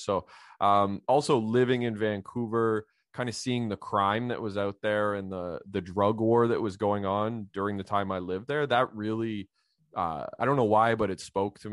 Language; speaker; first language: English; native; English